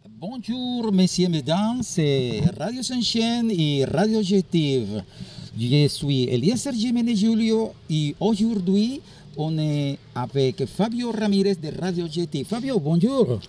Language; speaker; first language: French; non-native, learner; Spanish